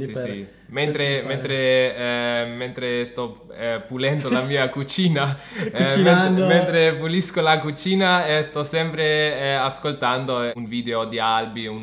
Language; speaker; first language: Italian; non-native, fluent; German